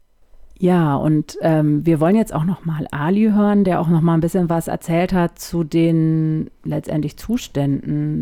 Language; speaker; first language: German; native; German